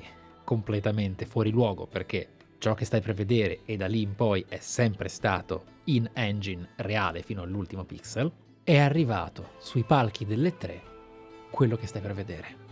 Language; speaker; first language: Italian; native; Italian